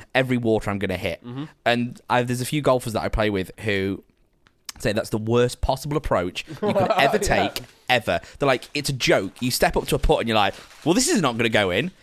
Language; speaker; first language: English; native; English